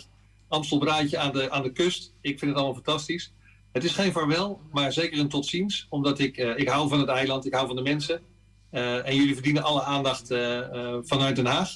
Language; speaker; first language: Dutch; native; Dutch